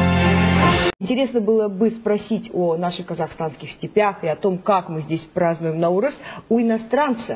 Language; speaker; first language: Russian; native; Russian